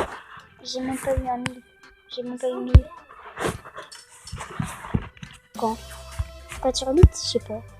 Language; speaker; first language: French; native; French